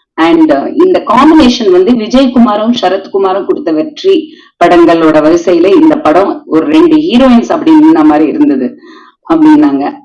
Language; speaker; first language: Tamil; native; Tamil